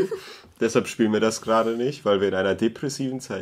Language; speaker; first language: German; native; German